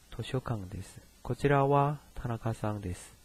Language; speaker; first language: Japanese; non-native, fluent; Chinese